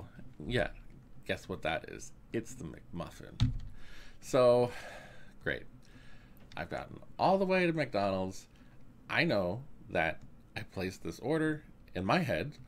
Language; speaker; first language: English; native; English